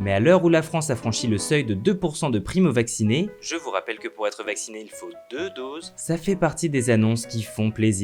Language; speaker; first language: French; native; French